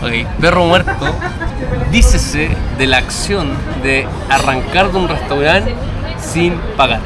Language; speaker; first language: Spanish; native; Spanish